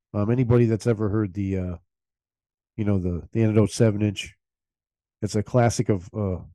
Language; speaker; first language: English; native; English